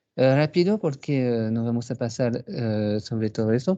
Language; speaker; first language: Spanish; non-native, fluent; French